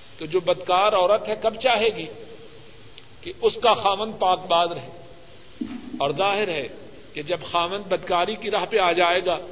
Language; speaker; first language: Urdu; non-native, local second language; Punjabi